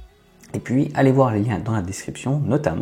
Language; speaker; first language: French; native; French